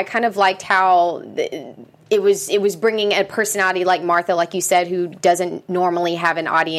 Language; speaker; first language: English; native; English